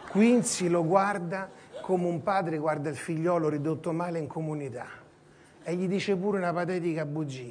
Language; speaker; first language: Italian; native; Italian